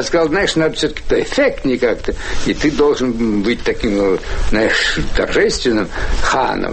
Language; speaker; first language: Russian; native; Russian